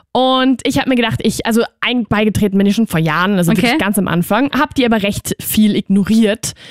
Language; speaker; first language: German; non-native, fluent; Spanish